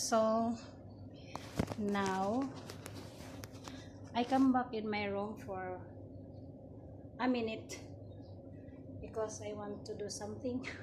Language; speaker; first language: English; non-native, learner; Filipino